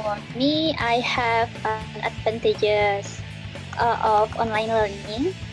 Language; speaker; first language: English; non-native, learner; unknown